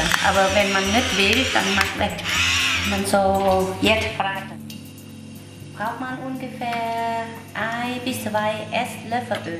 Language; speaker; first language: German; non-native, learner; Vietnamese